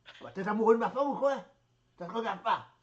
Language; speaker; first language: French; native; French